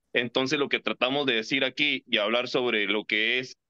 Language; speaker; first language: Spanish; native; Spanish